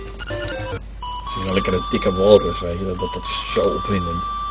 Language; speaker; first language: Dutch; native; Dutch